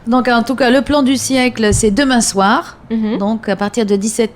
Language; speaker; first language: French; native; French